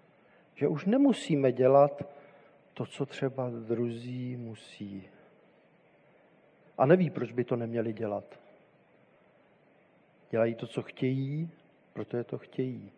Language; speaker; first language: Czech; native; Czech